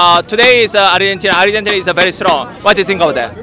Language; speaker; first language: English; non-native, learner; Korean